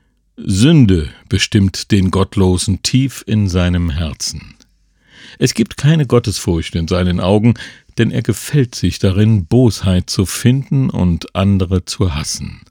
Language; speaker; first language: German; native; German